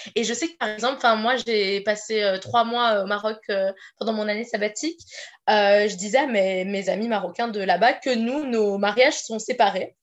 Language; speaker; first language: French; native; French